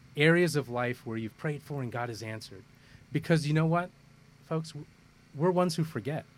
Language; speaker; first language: English; early bilingual, other home language; Malayalam